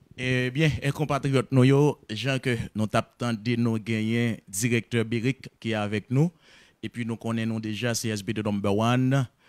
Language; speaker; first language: French; non-native, local second language; Haitian Creole